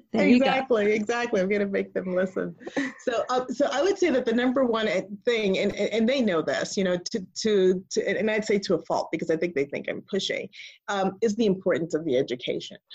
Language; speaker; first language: English; early bilingual, other home language; Spanish